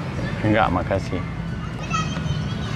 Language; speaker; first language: Indonesian; non-native, learner; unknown